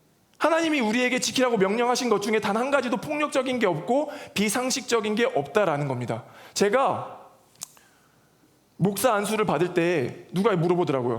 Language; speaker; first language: Korean; native; Korean